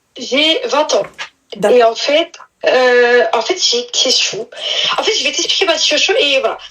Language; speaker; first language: French; native; French